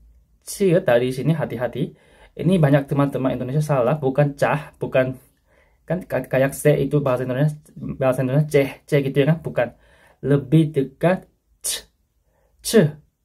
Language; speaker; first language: Indonesian; non-native, fluent; Korean